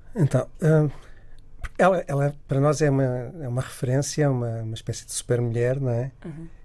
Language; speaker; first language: Portuguese; native; Portuguese